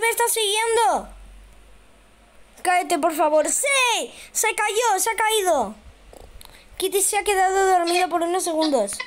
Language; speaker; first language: Spanish; native; Spanish